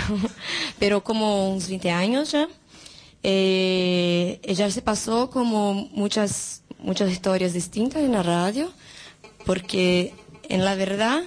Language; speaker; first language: Spanish; non-native, learner; Portuguese